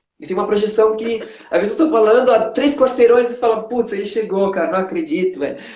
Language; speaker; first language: Portuguese; non-native, local second language; Kabuverdianu